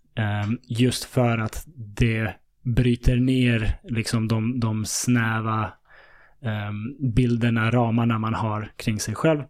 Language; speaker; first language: Swedish; early bilingual, other home language; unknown